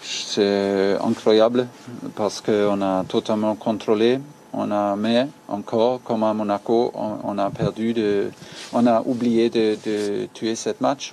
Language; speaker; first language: French; non-native, learner; German